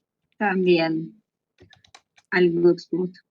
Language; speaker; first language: Spanish; non-native, learner; Russian